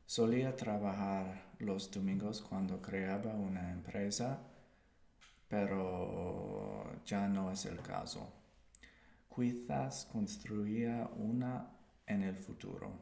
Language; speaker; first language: Spanish; non-native, learner; English